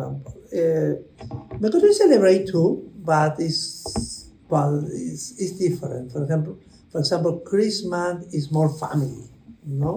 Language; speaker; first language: English; non-native, learner; Spanish